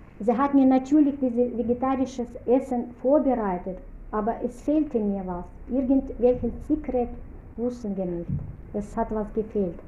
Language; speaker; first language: German; non-native, fluent; Russian